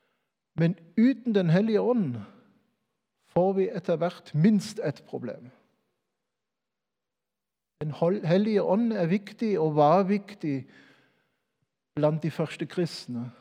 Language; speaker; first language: Norwegian; non-native, fluent; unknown